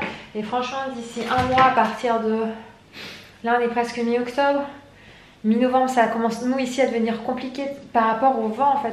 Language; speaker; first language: French; native; French